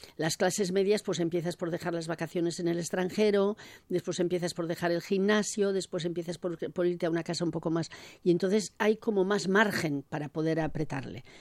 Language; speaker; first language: Spanish; native; Spanish